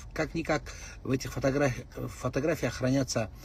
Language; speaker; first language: Russian; non-native, local second language; Kazakh